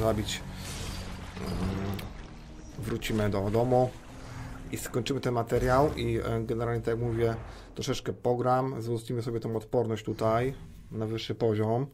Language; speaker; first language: Polish; native; Polish